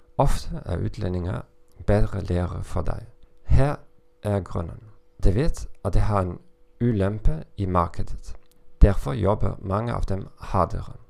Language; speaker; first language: Norwegian; non-native, learner; German